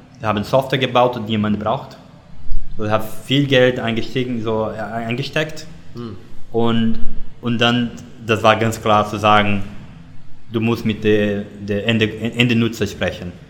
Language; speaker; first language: German; non-native, learner; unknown